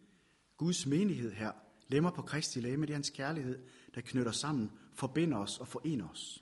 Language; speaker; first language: Danish; native; Danish